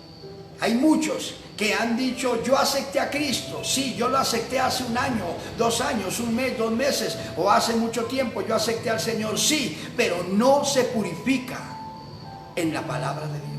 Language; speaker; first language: Spanish; native; Spanish